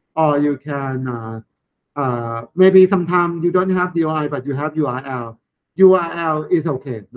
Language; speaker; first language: English; non-native, fluent; Thai